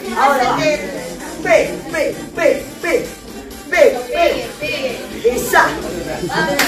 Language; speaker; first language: Spanish; native; Spanish